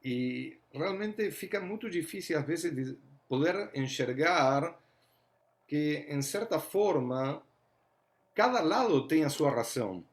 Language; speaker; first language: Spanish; non-native, fluent; Portuguese